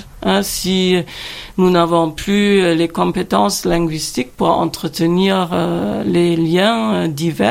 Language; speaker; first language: French; non-native, fluent; German